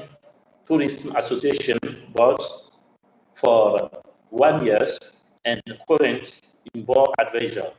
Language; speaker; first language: English; non-native, learner; French